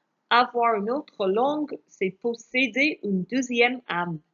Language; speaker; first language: French; non-native, fluent; English